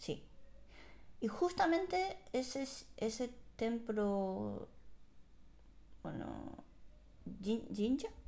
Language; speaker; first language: Spanish; non-native, fluent; Japanese